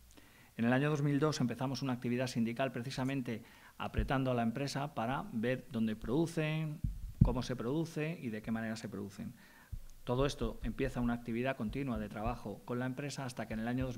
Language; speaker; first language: Spanish; native; Spanish